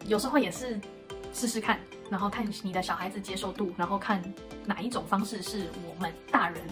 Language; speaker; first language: Chinese; native; Chinese